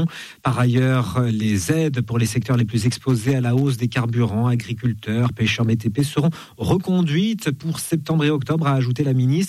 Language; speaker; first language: French; native; French